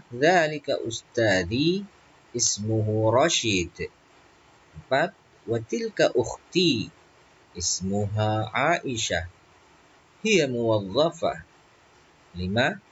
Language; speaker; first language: Arabic; non-native, fluent; Indonesian